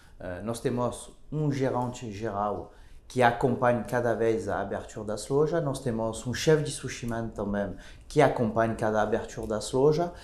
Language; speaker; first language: Portuguese; non-native, fluent; French